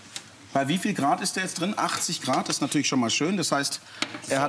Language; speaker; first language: German; native; German